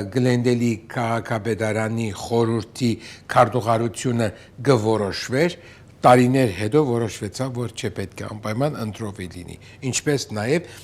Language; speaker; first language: Armenian; native; Armenian